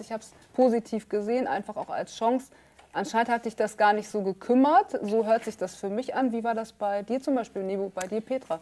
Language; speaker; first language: German; native; German